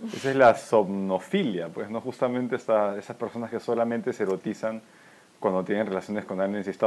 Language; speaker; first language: Spanish; native; Spanish